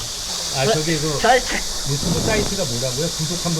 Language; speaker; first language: Korean; native; Korean